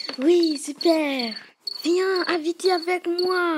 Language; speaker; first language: French; non-native, learner; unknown